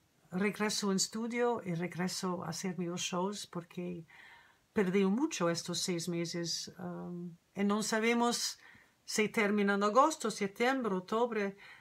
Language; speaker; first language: Spanish; non-native, learner; English